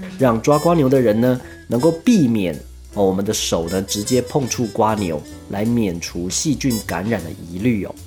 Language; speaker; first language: Chinese; native; Chinese